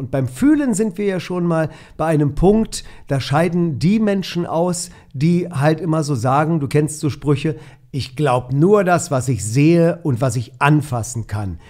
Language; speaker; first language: German; native; German